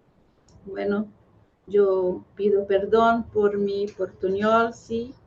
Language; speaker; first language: Spanish; non-native, fluent; Portuguese